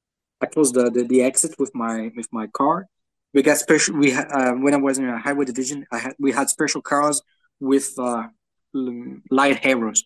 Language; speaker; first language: English; non-native, fluent; French